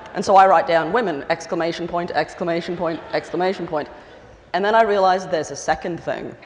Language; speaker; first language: English; native; English